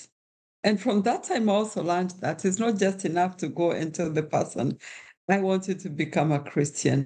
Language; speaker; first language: English; non-native, local second language; Kikuyu